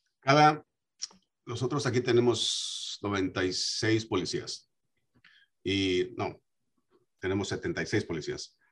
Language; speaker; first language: Spanish; early bilingual, heritage; Spanish